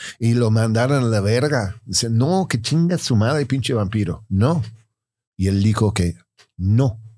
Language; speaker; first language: Spanish; non-native, fluent; English